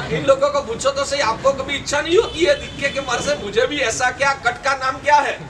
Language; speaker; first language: Hindi; non-native, local second language; Gujarati